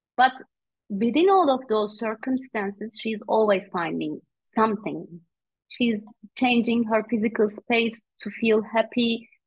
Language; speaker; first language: English; non-native, fluent; Turkish